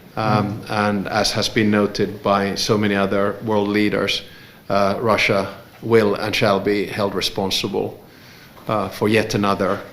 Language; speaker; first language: English; non-native, fluent; Finnish